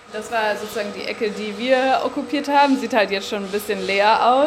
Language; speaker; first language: German; native; German